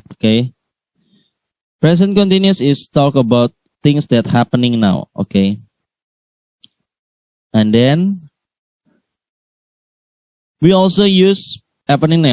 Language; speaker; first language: English; non-native, learner; Indonesian